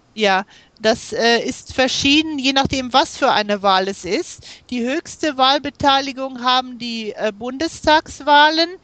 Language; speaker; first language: German; native; German